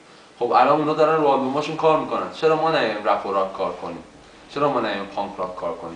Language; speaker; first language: Persian; native; Persian